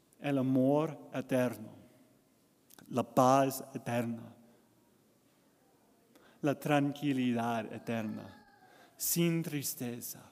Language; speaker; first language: Spanish; non-native, learner; English